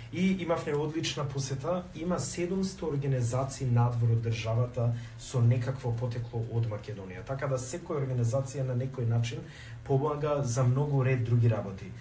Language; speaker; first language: Macedonian; early bilingual, heritage; Macedonian